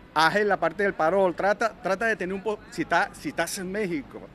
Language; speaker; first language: Spanish; native; Spanish